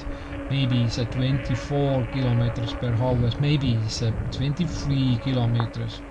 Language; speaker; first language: English; non-native, learner; Estonian